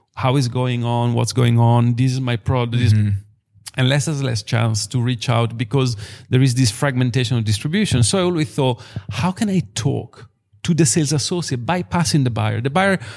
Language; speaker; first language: English; non-native, fluent; Italian